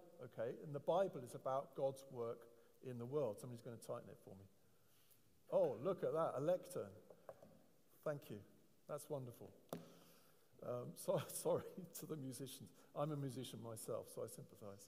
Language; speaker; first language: English; native; English